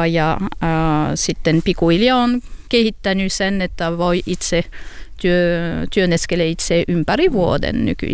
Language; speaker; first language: Finnish; non-native, fluent; French